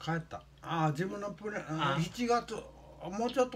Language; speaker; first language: Japanese; native; Japanese